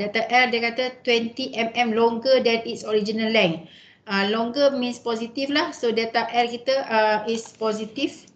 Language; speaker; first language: English; non-native, local second language; Malay